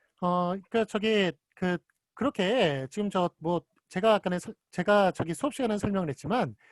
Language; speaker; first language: Korean; native; Korean